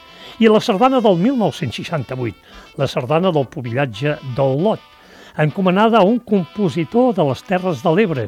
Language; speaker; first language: Catalan; native; Catalan